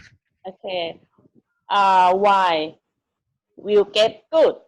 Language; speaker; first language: English; non-native, learner; Thai